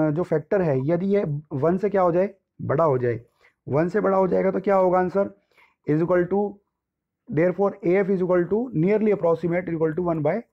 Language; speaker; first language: Hindi; native; Hindi